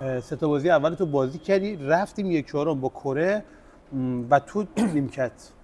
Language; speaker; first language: Persian; native; Persian